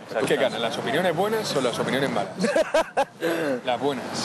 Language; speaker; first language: Spanish; native; Spanish